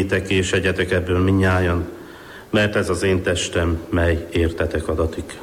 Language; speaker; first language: Hungarian; native; Hungarian